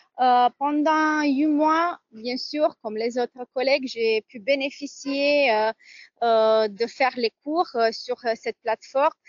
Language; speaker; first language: French; non-native, fluent; Romanian